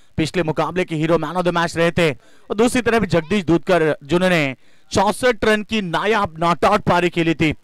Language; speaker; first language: Hindi; non-native, local second language; Marathi